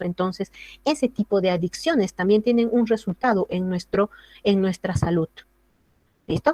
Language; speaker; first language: Spanish; native; Spanish